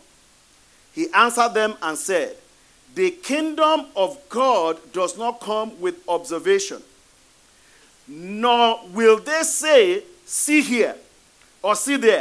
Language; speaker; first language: English; non-native, local second language; Yoruba